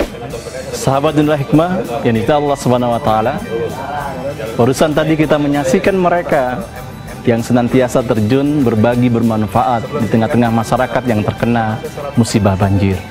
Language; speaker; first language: Indonesian; native; Indonesian